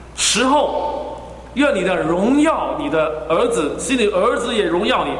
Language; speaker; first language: Chinese; non-native, fluent; Cantonese